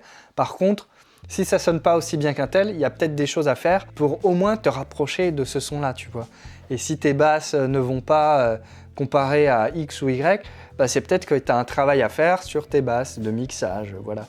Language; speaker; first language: French; native; French